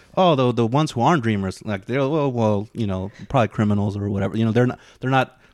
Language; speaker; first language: English; native; English